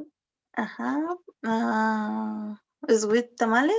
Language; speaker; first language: English; non-native, learner; Spanish